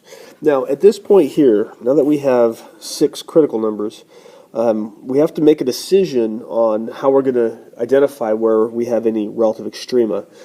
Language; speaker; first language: English; native; English